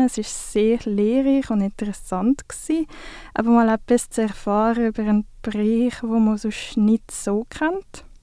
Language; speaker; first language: German; native; German